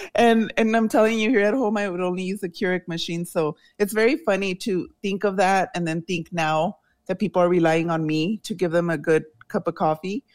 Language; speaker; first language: English; native; English